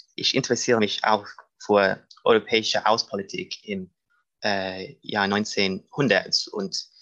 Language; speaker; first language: German; non-native, learner; English